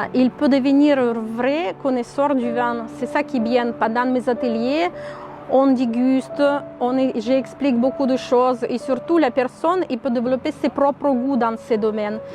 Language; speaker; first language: French; non-native, fluent; Russian